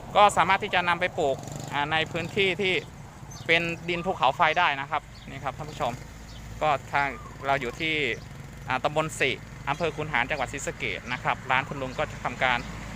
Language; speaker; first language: Thai; native; Thai